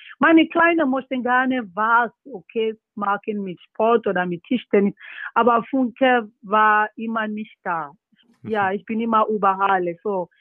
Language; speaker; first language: German; non-native, learner; Yoruba